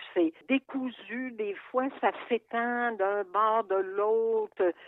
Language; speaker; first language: French; native; French